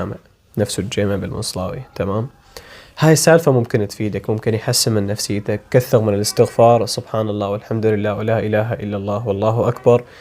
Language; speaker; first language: Arabic; native; Arabic